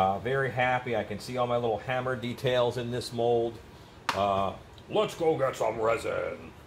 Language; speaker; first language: English; native; English